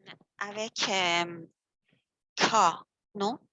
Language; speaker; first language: French; non-native, learner; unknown